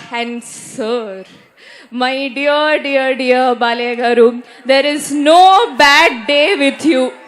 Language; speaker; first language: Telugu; non-native, learner; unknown